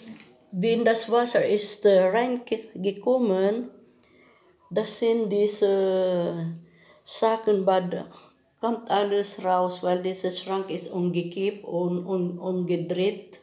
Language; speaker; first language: German; non-native, learner; Filipino